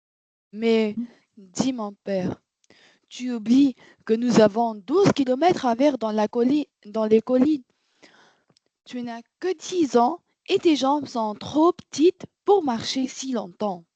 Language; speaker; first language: French; non-native, learner; Arabic